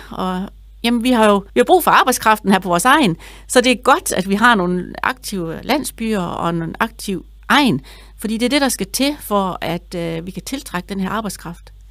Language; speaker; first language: Danish; native; Danish